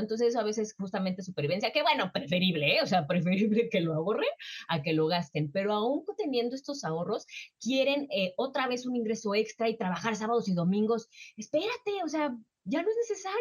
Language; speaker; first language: Spanish; native; Spanish